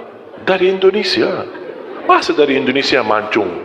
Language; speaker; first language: Indonesian; non-native, fluent; Arabic